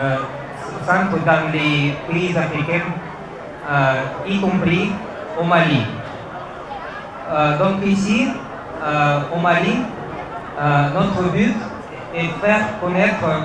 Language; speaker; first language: French; non-native, fluent; Russian